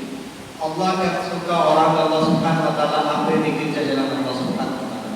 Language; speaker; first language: Indonesian; non-native, learner; Urdu